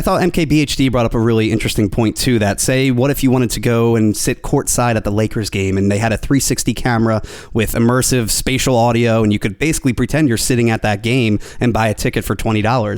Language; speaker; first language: English; native; English